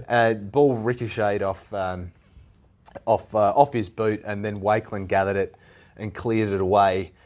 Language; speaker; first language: English; native; English